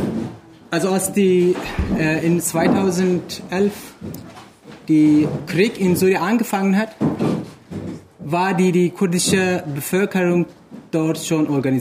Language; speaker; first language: German; non-native, fluent; Kurdish